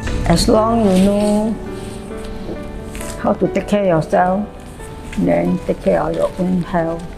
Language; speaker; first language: English; non-native, local second language; Chinese